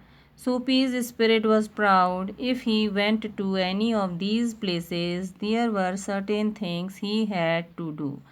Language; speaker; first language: English; non-native, local second language; Hindi